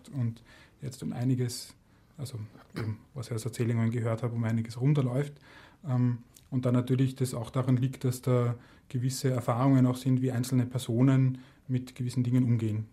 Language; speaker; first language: German; native; German